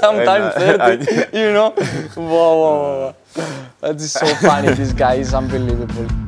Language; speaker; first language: English; non-native, learner; Spanish